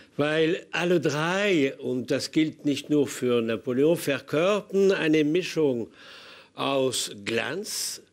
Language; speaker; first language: German; non-native, fluent; French